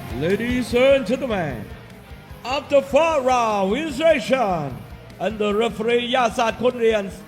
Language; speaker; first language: English; non-native, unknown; Thai